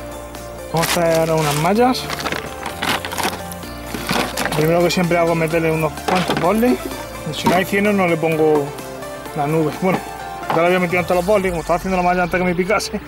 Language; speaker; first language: Spanish; native; Spanish